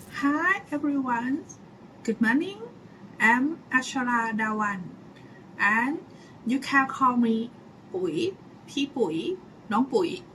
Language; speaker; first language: English; non-native, learner; Thai